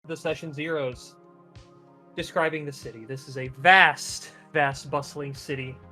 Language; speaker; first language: English; native; English